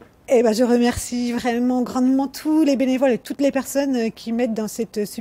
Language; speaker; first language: French; native; French